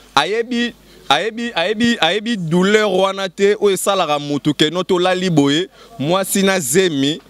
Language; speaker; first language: Lingala; native; Lingala